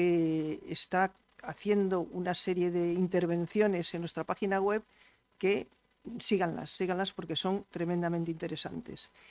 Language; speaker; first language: Spanish; native; Spanish